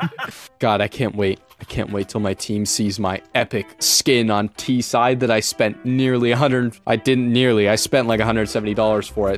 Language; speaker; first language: English; native; English